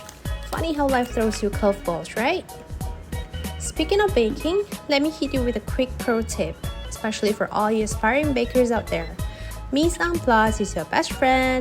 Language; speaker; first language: English; non-native, local second language; Indonesian